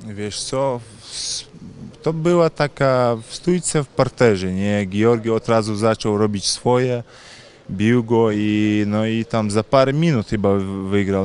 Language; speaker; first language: Polish; non-native, fluent; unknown